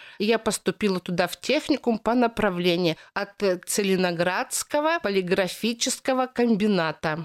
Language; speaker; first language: Russian; native; Russian